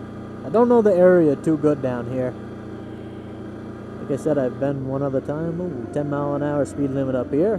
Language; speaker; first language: English; native; English